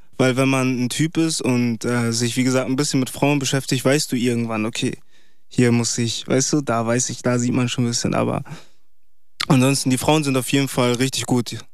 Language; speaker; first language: German; early bilingual, other home language; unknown